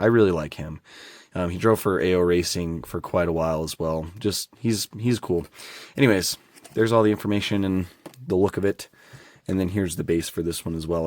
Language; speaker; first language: English; native; English